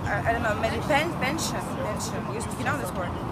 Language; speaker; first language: English; non-native, learner; Russian